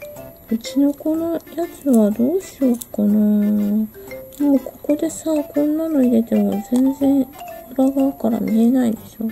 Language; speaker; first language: Japanese; native; Japanese